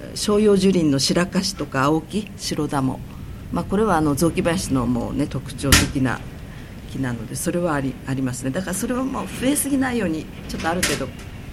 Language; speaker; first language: Japanese; native; Japanese